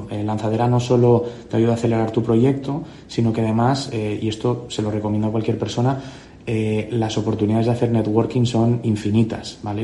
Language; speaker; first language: Spanish; native; Spanish